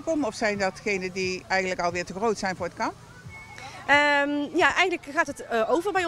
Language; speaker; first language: Dutch; native; Dutch